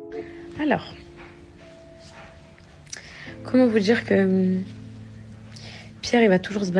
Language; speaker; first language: French; native; French